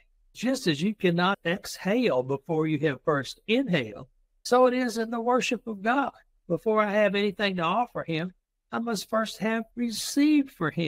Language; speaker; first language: English; native; English